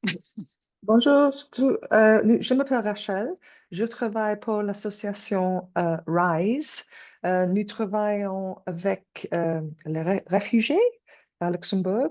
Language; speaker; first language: French; non-native, learner; English